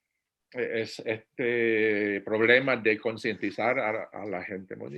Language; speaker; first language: Spanish; non-native, fluent; English